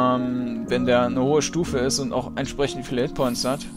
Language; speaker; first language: German; native; German